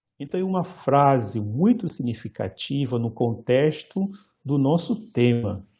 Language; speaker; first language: Portuguese; non-native, fluent; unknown